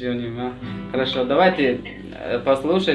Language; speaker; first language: Russian; non-native, local second language; Tajik